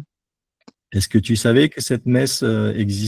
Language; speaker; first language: French; native; French